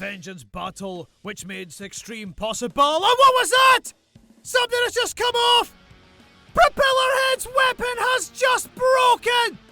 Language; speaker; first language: English; native; English